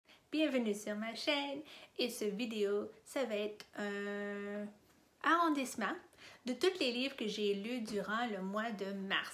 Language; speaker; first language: French; non-native, fluent; English